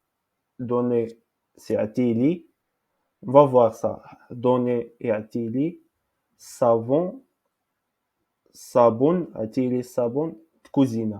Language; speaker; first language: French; non-native, local second language; Arabic